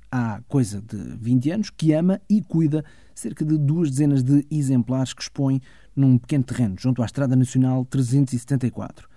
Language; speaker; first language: Portuguese; early bilingual, heritage; Portuguese